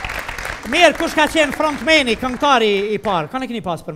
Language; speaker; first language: Albanian; native; Albanian